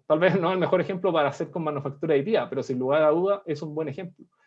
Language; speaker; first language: Spanish; native; Spanish